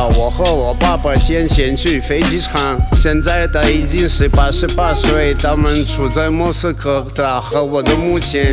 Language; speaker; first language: Chinese; non-native, learner; Russian